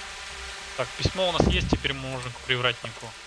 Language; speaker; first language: Russian; native; Russian